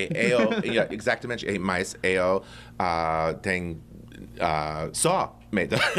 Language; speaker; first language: Portuguese; non-native, learner; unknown